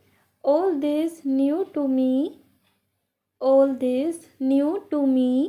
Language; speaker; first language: English; non-native, local second language; Hindi